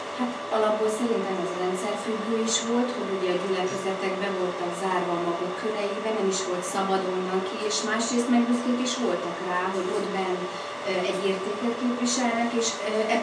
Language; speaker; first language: Hungarian; native; Hungarian